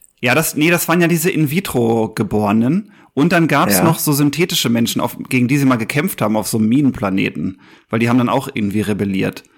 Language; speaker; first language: German; native; German